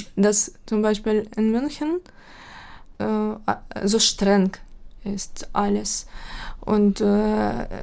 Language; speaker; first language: German; non-native, fluent; Ukrainian